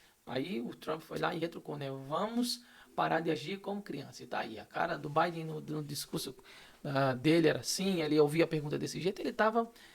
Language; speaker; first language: Portuguese; native; Portuguese